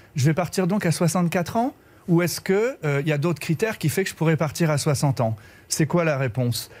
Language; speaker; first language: French; native; French